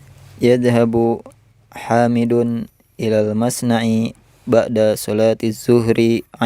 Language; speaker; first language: Arabic; non-native, learner; Indonesian